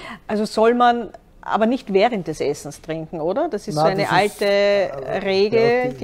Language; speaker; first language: German; native; German